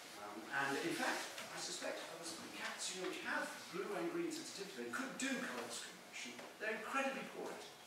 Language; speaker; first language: English; native; English